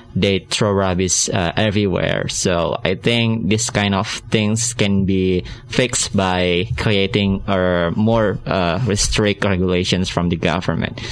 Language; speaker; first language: English; non-native, learner; Indonesian